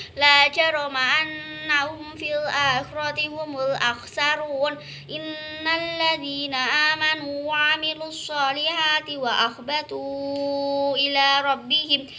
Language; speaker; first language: Arabic; non-native, learner; Indonesian